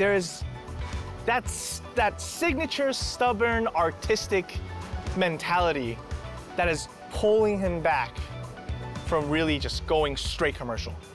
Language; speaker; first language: English; non-native, fluent; Chinese